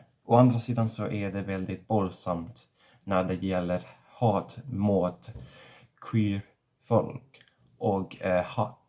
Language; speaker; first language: Swedish; non-native, fluent; Catalan